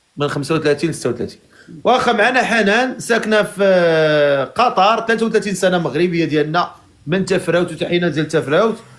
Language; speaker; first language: Arabic; native; Arabic